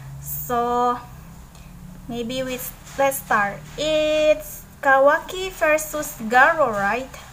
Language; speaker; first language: English; non-native, learner; Indonesian